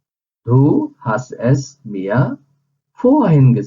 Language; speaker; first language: German; non-native, fluent; Urdu